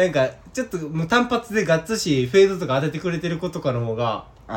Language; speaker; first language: Japanese; native; Japanese